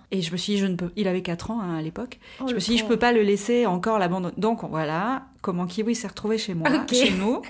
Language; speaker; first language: French; native; French